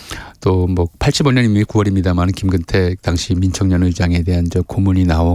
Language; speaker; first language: Korean; native; Korean